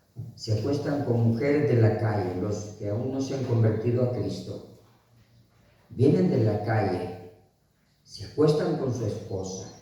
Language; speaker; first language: Spanish; native; Spanish